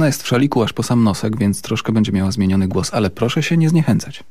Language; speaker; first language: Polish; native; Polish